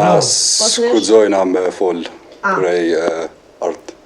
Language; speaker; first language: Albanian; non-native, learner; Bosnian